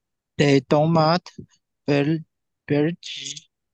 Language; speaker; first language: French; non-native, learner; Chinese